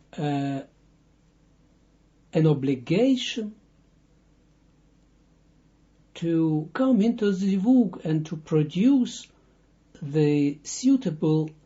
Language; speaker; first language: English; non-native, fluent; Dutch